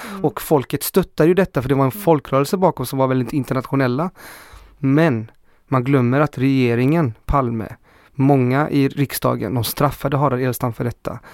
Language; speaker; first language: Swedish; early bilingual, other home language; Spanish